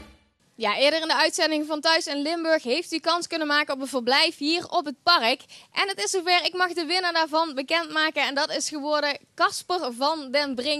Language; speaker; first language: Dutch; native; Dutch